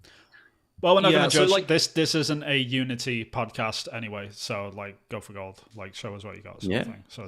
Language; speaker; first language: English; native; English